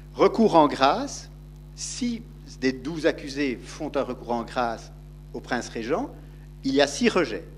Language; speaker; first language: French; native; French